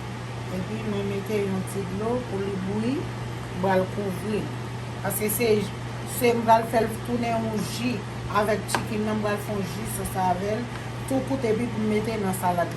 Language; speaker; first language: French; non-native, local second language; Haitian Creole